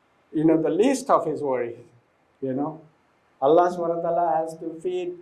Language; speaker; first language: English; non-native, fluent; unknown